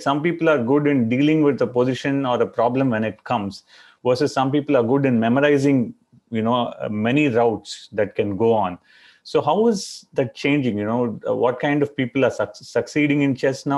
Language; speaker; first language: English; non-native, local second language; Tamil